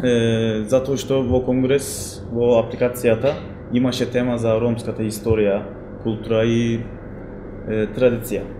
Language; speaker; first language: Macedonian; non-native, fluent; Turkish